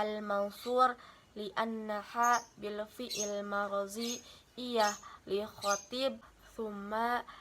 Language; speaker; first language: Arabic; non-native, learner; Indonesian